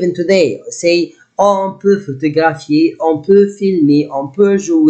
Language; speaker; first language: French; non-native, fluent; Arabic